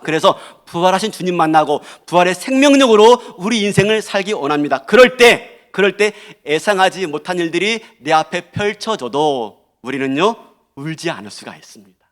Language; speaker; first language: Korean; native; Korean